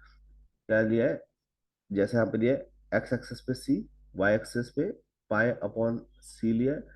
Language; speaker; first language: Hindi; native; Hindi